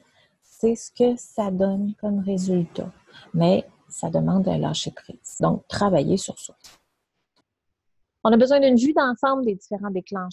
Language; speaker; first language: French; native; French